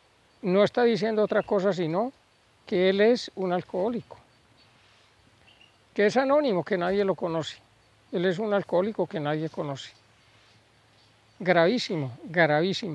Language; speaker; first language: Spanish; native; Spanish